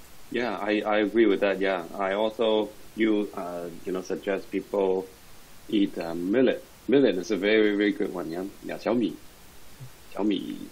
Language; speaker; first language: English; non-native, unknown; Chinese